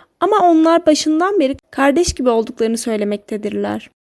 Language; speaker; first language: Turkish; native; Turkish